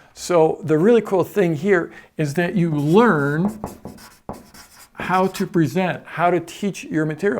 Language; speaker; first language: English; native; English